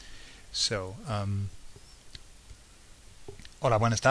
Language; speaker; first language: Spanish; non-native, learner; English